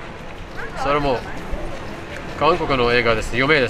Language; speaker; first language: Japanese; non-native, learner; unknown